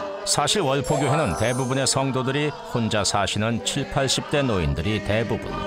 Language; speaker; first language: Korean; native; Korean